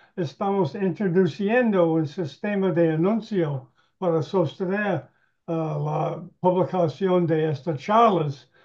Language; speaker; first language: Spanish; non-native, learner; English